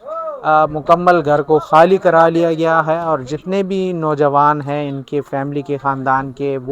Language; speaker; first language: Urdu; native; Urdu